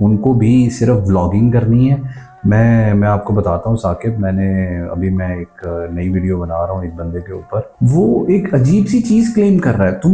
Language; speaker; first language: Urdu; native; Urdu